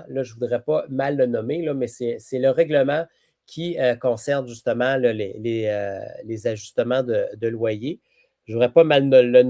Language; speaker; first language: French; native; French